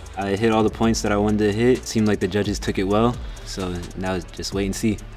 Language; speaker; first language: English; native; English